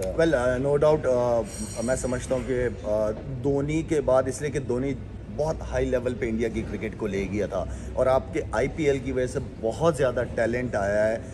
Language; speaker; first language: Urdu; non-native, local second language; Pashto